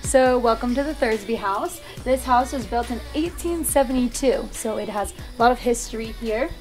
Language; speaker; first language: English; native; English